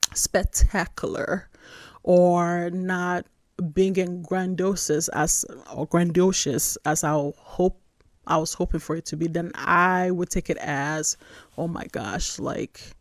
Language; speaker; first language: English; non-native, local second language; Igbo